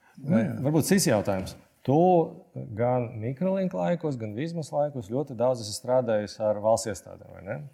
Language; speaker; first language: Latvian; native; Latvian